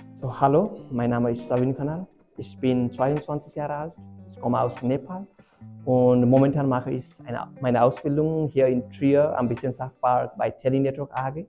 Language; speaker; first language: German; non-native, fluent; Nepali